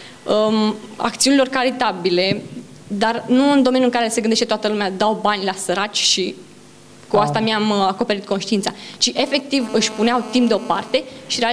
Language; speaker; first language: Romanian; native; Romanian